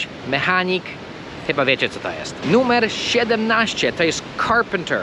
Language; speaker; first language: Polish; early bilingual, heritage; Polish